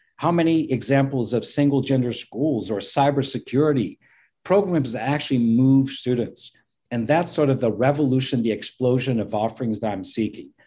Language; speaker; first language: English; non-native, fluent; Portuguese